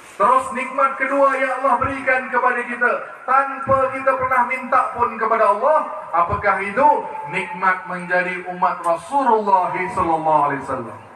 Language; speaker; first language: Malay; early bilingual, other home language; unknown